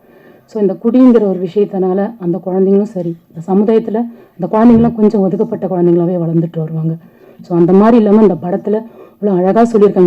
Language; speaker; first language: Tamil; native; Tamil